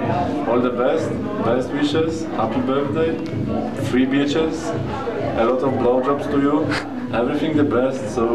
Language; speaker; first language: English; non-native, fluent; Polish